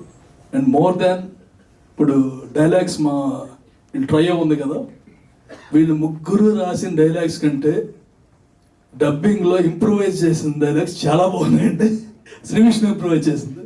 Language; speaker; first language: Telugu; native; Telugu